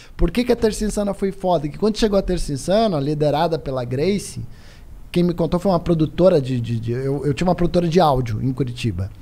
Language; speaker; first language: Portuguese; native; Portuguese